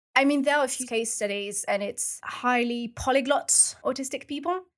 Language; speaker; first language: English; non-native, fluent; French